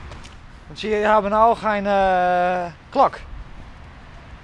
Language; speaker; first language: German; non-native, learner; Western Frisian